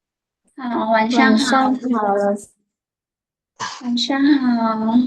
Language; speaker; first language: Chinese; non-native, fluent; Lao